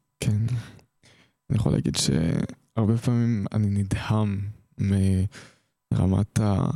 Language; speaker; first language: Hebrew; native; Hebrew